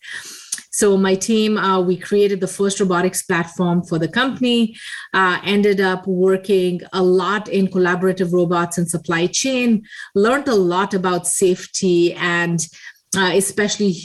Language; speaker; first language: English; non-native, local second language; Hindi